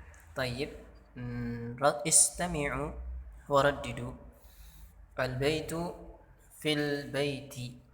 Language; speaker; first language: Arabic; non-native, fluent; Indonesian